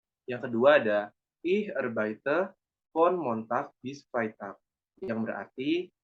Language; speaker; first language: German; non-native, learner; Indonesian